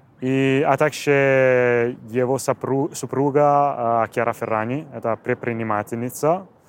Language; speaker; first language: Russian; non-native, fluent; Italian